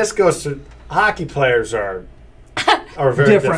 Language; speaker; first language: English; native; English